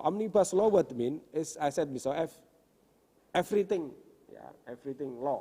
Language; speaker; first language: English; non-native, fluent; Indonesian